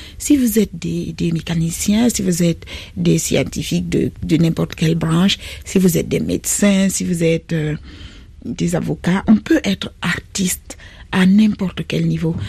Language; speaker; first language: French; non-native, local second language; Basaa